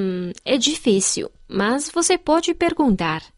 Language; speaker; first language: Portuguese; non-native, fluent; Chinese